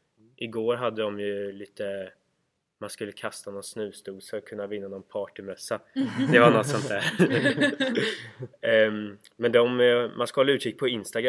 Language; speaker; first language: Swedish; native; Swedish